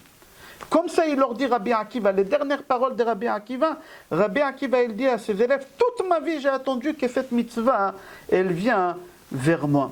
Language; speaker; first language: French; native; French